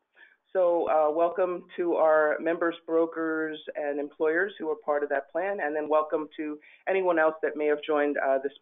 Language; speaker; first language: English; native; English